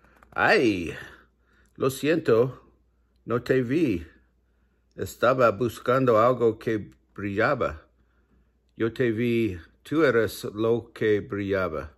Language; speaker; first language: Spanish; non-native, learner; English